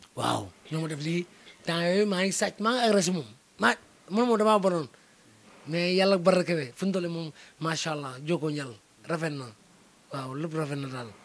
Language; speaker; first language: Wolof; native; Wolof